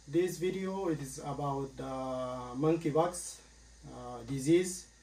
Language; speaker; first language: English; non-native, learner; Arabic